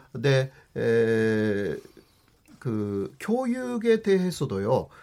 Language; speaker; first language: Korean; non-native, fluent; Japanese